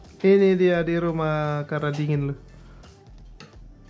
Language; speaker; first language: Indonesian; native; Indonesian